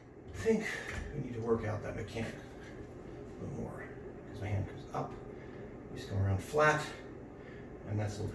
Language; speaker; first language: English; native; English